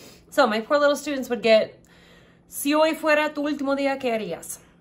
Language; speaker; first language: Spanish; non-native, fluent; English